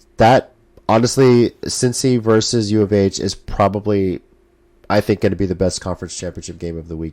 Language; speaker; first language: English; native; English